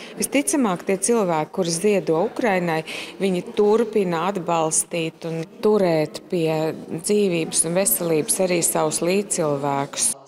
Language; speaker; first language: Latvian; native; Latvian